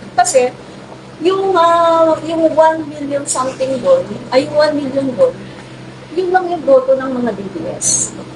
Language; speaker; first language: Filipino; non-native, local second language; Cebuano